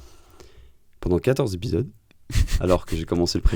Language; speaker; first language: French; native; French